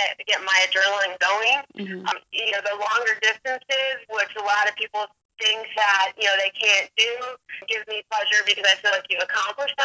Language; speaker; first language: English; native; English